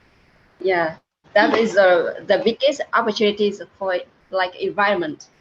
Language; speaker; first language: English; non-native, learner; Vietnamese